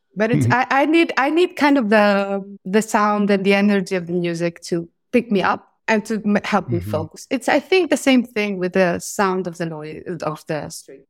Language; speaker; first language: English; non-native, fluent; Greek